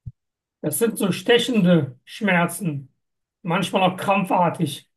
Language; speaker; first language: German; non-native, fluent; Turkish